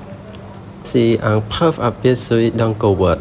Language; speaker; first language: French; non-native, learner; Khmer